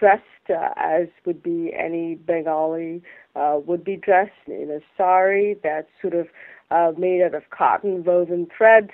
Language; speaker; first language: English; non-native, local second language; Bangla